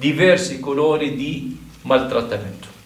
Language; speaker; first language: Italian; non-native, fluent; Arabic